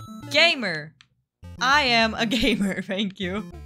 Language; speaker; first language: English; non-native, fluent; Portuguese